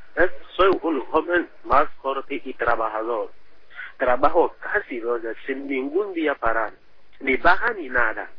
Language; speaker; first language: Spanish; non-native, learner; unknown